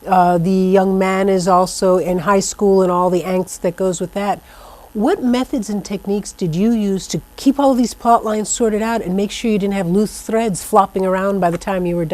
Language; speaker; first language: English; native; English